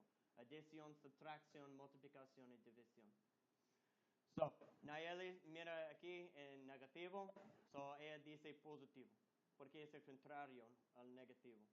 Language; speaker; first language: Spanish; non-native, learner; English